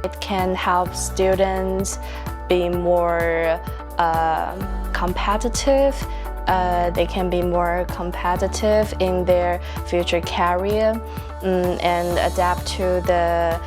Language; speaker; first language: English; non-native, fluent; Chinese